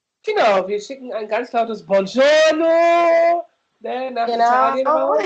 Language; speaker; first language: German; native; German